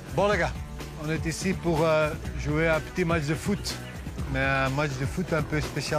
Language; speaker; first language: French; non-native, local second language; Dutch